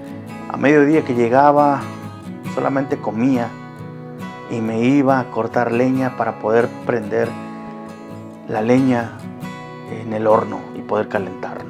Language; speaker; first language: Spanish; native; Spanish